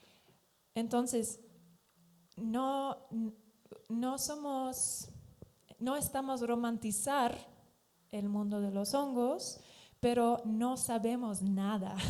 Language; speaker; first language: Spanish; non-native, fluent; Dutch